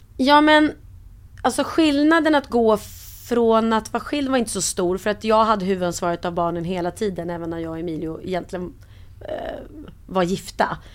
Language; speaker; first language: Swedish; native; Swedish